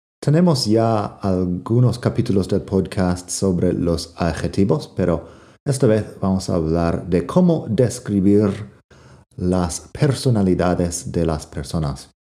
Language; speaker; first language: Spanish; non-native, fluent; English